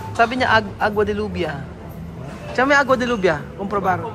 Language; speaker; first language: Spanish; non-native, learner; Filipino